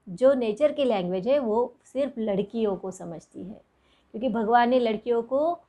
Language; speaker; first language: Hindi; non-native, local second language; Marathi